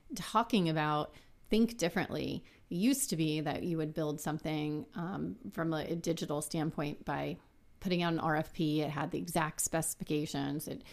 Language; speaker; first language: English; native; English